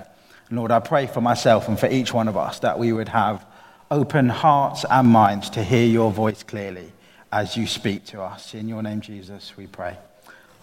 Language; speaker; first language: English; native; English